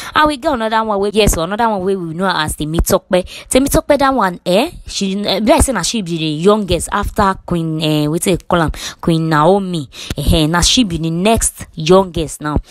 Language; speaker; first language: Nigerian Pidgin; non-native, local second language; Yoruba